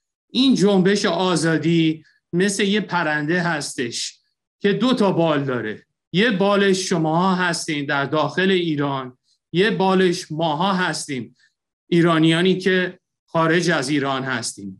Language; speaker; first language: Persian; early bilingual, heritage; Persian